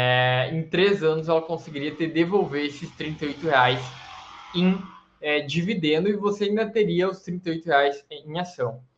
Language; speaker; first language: Portuguese; native; Portuguese